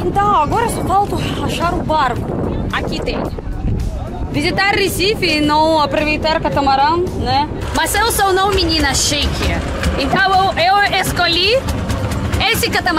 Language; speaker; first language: Portuguese; non-native, fluent; Russian